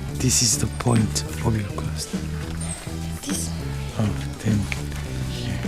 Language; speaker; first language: English; non-native, learner; Korean